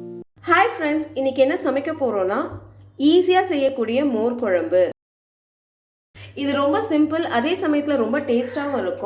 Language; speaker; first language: Tamil; native; Tamil